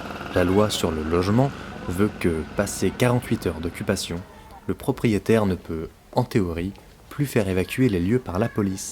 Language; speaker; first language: French; native; French